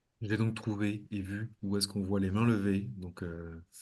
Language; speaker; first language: French; native; French